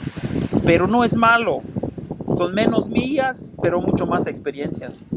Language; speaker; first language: Spanish; non-native, fluent; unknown